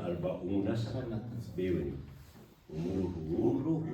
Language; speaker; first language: Arabic; non-native, fluent; Kashmiri